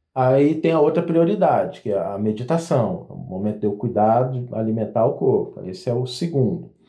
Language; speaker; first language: Portuguese; native; Portuguese